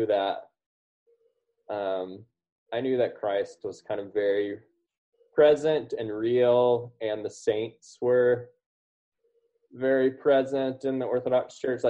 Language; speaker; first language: English; native; English